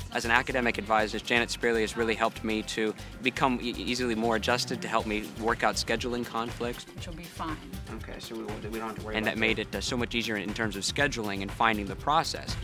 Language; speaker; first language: English; native; English